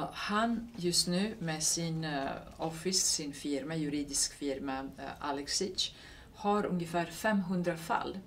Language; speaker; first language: Swedish; non-native, fluent; Serbian